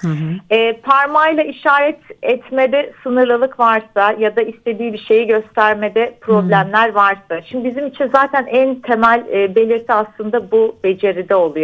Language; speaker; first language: Turkish; native; Turkish